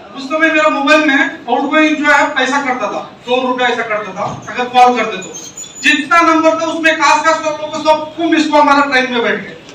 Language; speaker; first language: Hindi; non-native, local second language; Kannada